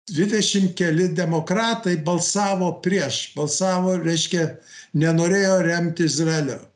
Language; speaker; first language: Lithuanian; early bilingual, heritage; Lithuanian